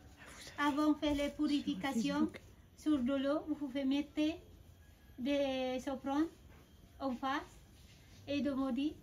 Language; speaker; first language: French; non-native, fluent; Balinese